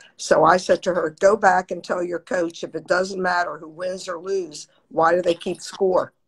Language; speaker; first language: English; native; English